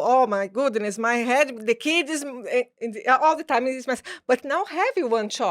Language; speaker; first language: English; non-native, learner; Portuguese